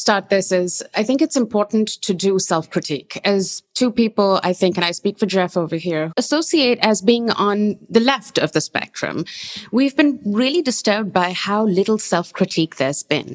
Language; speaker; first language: English; non-native, local second language; Urdu